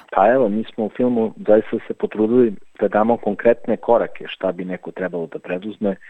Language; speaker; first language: Serbian; native; Serbian